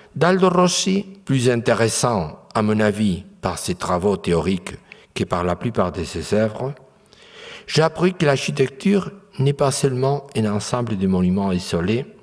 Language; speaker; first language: French; non-native, fluent; Spanish